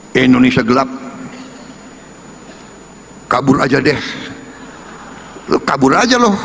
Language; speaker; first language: Indonesian; native; Indonesian